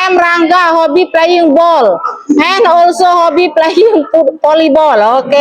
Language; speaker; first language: English; non-native, learner; Indonesian